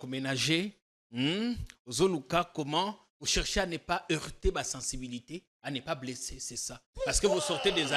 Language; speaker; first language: French; non-native, local second language; Lingala